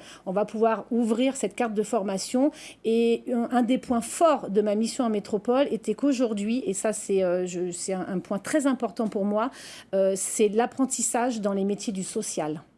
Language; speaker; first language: French; native; French